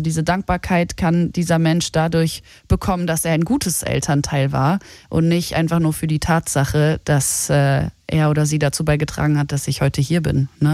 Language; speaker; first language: German; native; German